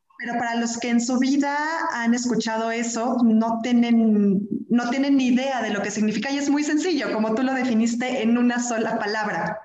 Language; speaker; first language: Spanish; native; Spanish